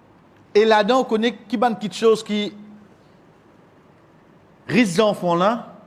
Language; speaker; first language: French; non-native, local second language; Morisyen